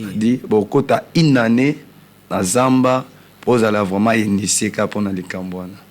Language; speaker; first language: Lingala; non-native, local second language; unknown